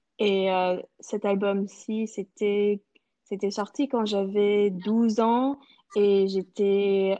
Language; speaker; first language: French; non-native, local second language; English